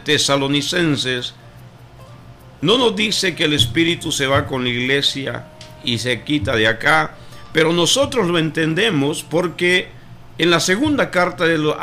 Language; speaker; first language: Spanish; native; Spanish